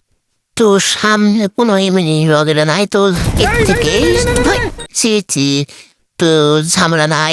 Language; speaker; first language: Bangla; native; Bangla